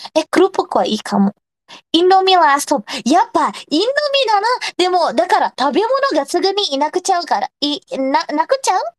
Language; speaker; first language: Japanese; non-native, learner; Indonesian